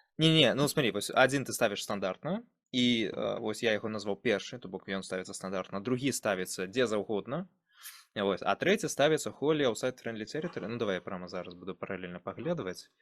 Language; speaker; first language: Belarusian; non-native, local second language; Russian